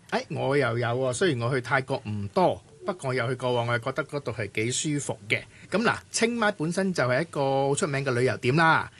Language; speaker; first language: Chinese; non-native, local second language; Cantonese